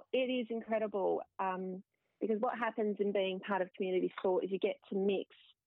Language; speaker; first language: English; native; English